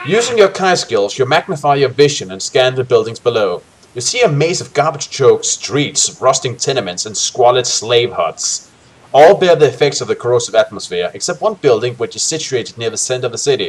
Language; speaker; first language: English; native; English